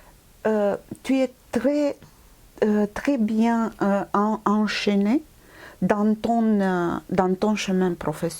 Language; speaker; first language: French; non-native, fluent; Romanian